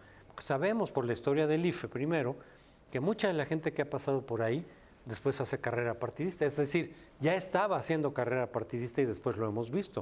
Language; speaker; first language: Spanish; native; Spanish